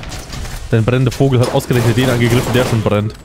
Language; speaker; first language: German; native; German